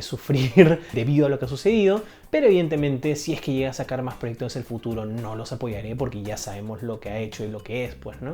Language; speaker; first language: Spanish; native; Spanish